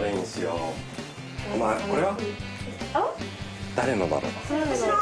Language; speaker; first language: Japanese; native; Japanese